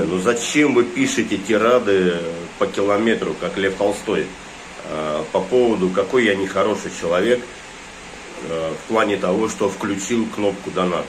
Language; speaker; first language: Russian; native; Russian